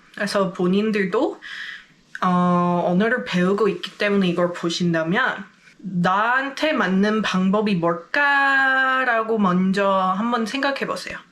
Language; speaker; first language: Korean; non-native, fluent; English